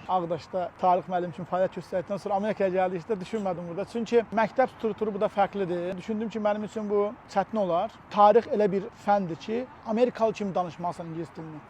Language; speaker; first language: Azerbaijani; native; Azerbaijani